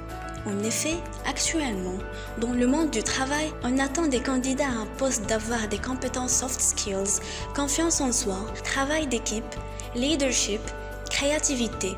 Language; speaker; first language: French; non-native, local second language; Arabic